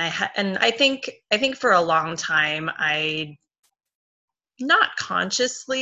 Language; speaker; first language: English; native; English